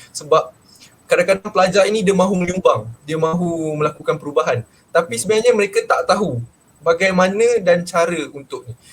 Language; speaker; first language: Malay; native; Malay